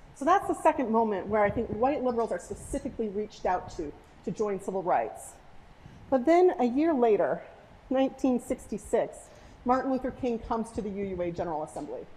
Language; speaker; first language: English; native; English